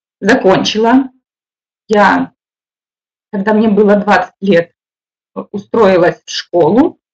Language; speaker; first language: Russian; native; Russian